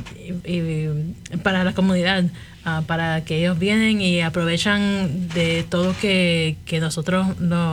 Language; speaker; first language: Spanish; early bilingual, heritage; Spanish